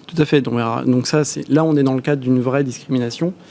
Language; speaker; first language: French; native; French